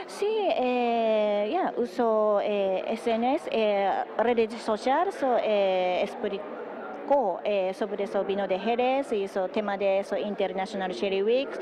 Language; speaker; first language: Spanish; non-native, learner; Japanese